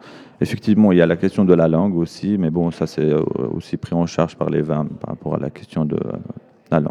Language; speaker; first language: French; non-native, fluent; Arabic